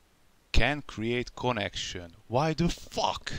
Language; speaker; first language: English; non-native, learner; Hungarian